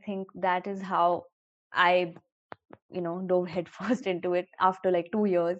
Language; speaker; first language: English; non-native, local second language; Hindi